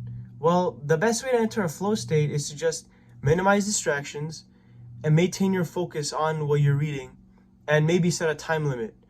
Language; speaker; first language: English; native; English